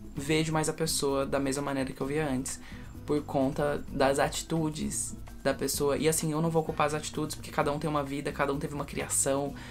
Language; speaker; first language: Portuguese; early bilingual, heritage; Portuguese